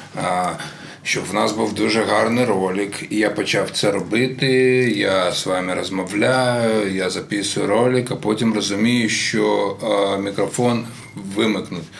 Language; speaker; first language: Ukrainian; non-native, local second language; Russian